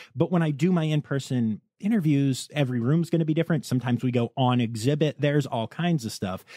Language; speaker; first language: English; native; English